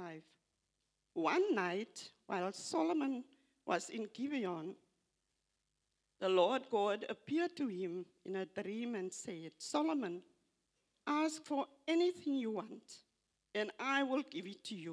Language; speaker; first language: English; non-native, local second language; Afrikaans